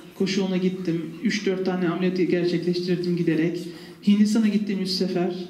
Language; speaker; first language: Turkish; early bilingual, heritage; Turkish